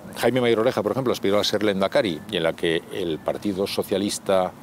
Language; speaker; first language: Spanish; native; Spanish